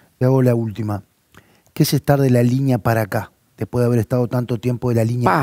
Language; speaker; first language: Spanish; native; Spanish